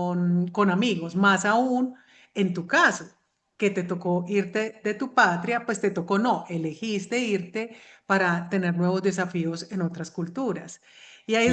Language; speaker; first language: Spanish; native; Spanish